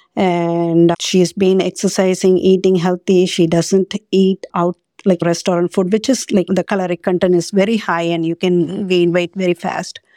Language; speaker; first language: English; non-native, local second language; Tamil